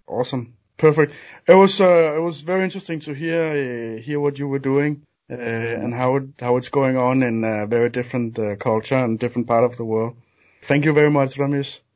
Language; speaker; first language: English; non-native, fluent; Danish